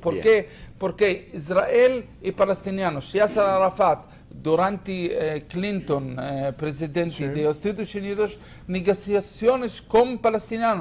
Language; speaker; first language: Spanish; non-native, learner; Hebrew